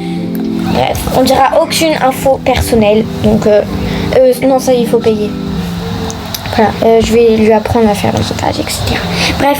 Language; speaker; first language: French; native; French